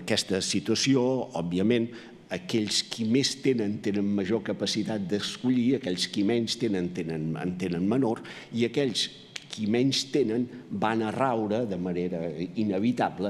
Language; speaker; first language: Catalan; native; Catalan